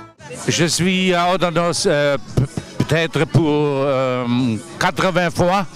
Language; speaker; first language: French; non-native, learner; German